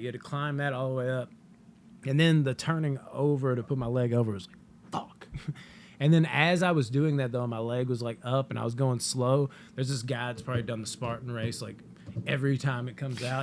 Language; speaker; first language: English; native; English